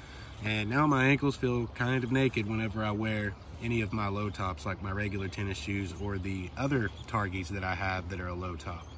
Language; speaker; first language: English; native; English